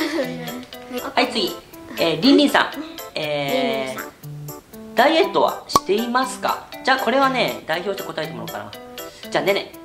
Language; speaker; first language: Japanese; native; Japanese